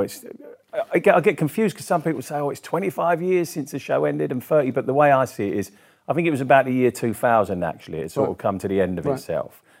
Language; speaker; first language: English; native; English